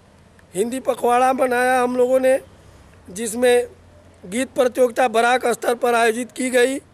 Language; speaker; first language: Hindi; native; Hindi